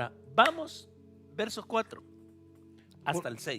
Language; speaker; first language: Spanish; native; Spanish